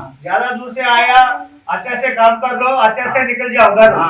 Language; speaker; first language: Hindi; non-native, local second language; Telugu